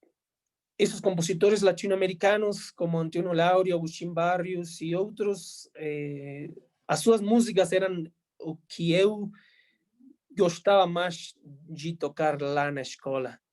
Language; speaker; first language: Portuguese; non-native, fluent; Spanish